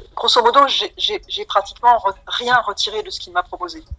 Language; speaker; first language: French; native; French